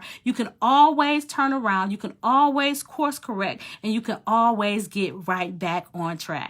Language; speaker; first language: English; native; English